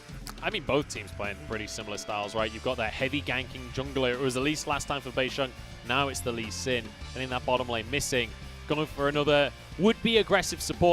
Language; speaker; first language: English; native; English